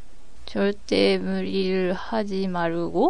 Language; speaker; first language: Korean; non-native, learner; Japanese